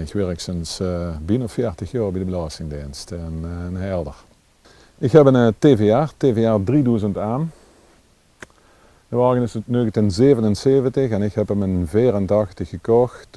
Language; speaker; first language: Dutch; native; Dutch